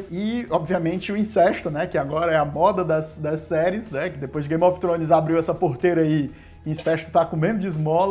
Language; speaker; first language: Portuguese; native; Portuguese